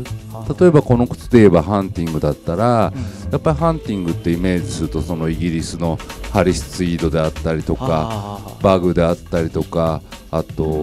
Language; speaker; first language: Japanese; native; Japanese